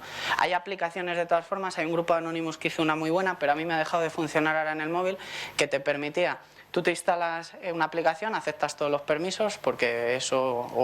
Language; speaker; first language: Spanish; native; Spanish